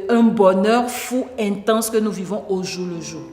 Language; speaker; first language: French; non-native, local second language; Ewe